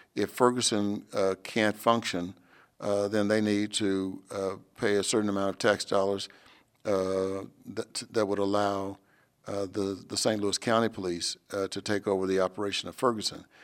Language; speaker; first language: English; native; English